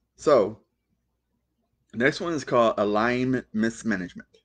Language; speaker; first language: English; native; English